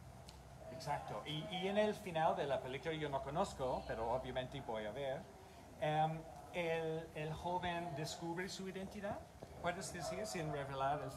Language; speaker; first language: Spanish; non-native, learner; English